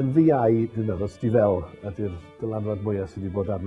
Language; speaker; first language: Welsh; native; Welsh